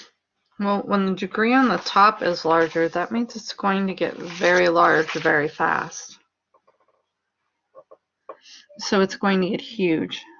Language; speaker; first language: English; native; English